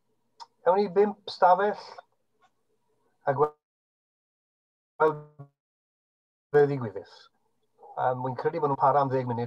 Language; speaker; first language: Welsh; native; Welsh